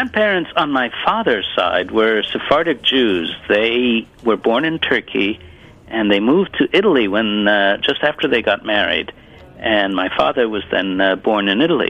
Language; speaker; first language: English; early bilingual, other home language; Italian